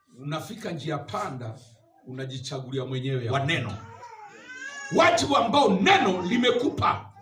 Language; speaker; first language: Swahili; native; Swahili